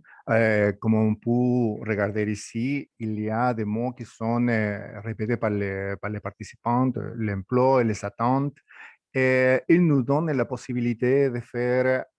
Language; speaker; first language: French; non-native, fluent; Spanish